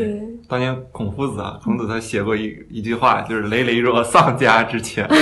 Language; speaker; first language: Chinese; native; Chinese